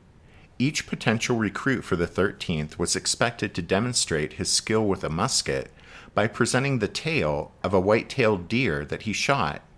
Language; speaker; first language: English; native; English